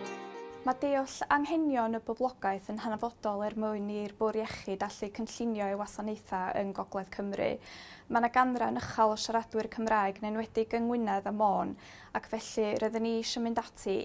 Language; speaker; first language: Welsh; native; Welsh